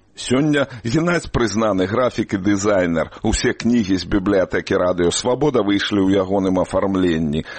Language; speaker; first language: Belarusian; native; Belarusian